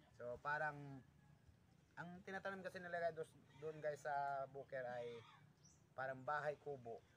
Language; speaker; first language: Filipino; non-native, local second language; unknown